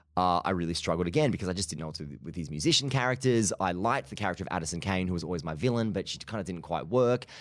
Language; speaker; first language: English; native; English